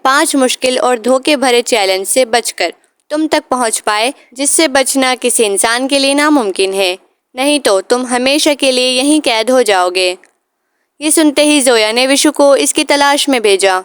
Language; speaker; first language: Urdu; native; Urdu